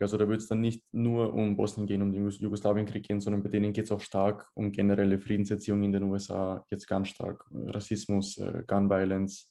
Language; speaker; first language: German; early bilingual, other home language; Bosnian